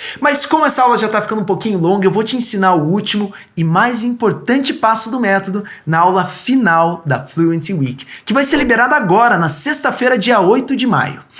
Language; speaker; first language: Portuguese; native; Portuguese